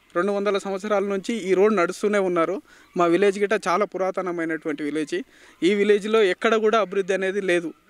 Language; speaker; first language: Telugu; native; Telugu